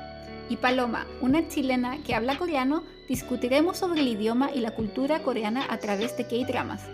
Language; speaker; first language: Spanish; native; Spanish